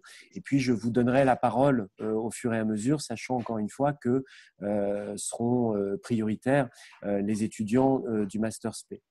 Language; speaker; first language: French; native; French